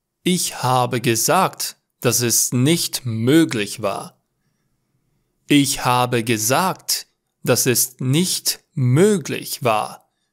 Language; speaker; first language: German; non-native, learner; Romanian